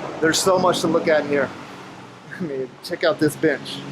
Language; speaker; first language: English; native; English